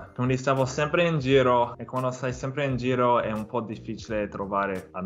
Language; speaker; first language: Italian; non-native, fluent; English